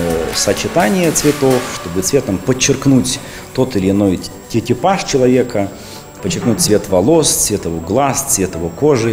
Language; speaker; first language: Russian; native; Russian